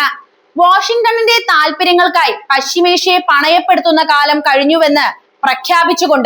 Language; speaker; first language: Malayalam; native; Malayalam